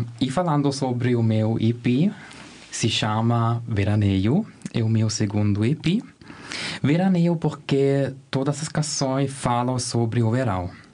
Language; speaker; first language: Portuguese; non-native, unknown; German